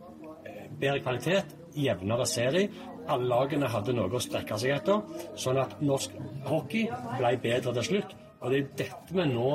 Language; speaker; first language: Norwegian; native; Norwegian